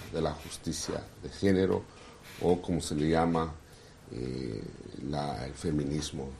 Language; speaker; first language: Spanish; non-native, local second language; Kʼicheʼ